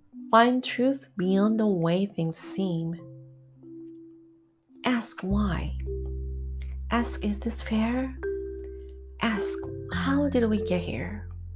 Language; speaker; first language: English; non-native, fluent; Japanese